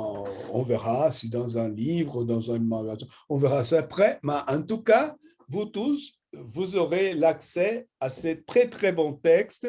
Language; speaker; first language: French; non-native, fluent; Portuguese